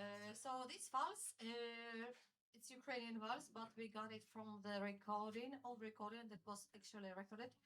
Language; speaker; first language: English; non-native, fluent; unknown